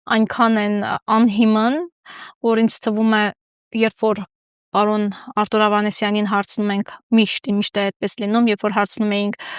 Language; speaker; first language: Armenian; native; Armenian